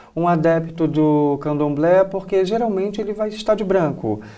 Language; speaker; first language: Portuguese; native; Portuguese